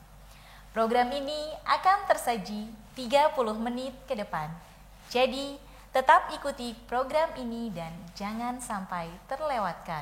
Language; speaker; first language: Indonesian; native; Indonesian